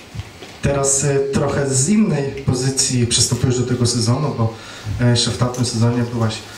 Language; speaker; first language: Polish; native; Polish